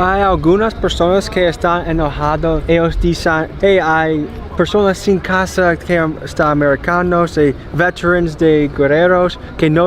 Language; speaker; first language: Spanish; non-native, learner; English